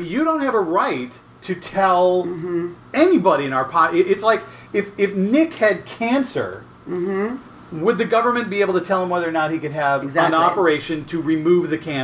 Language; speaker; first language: English; native; English